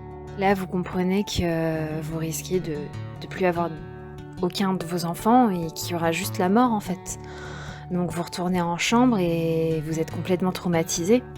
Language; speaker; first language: French; native; French